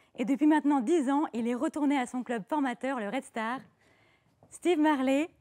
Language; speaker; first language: French; native; French